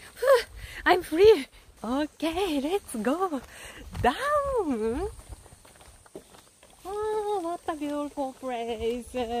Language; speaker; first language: English; non-native, learner; Japanese